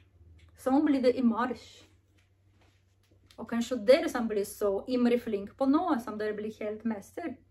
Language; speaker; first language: Norwegian; non-native, learner; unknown